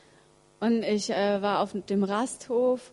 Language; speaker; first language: German; early bilingual, other home language; Russian